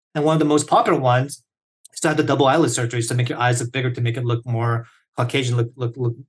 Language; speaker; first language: English; early bilingual, other home language; Korean